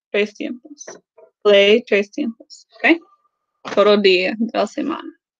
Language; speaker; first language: Spanish; non-native, learner; English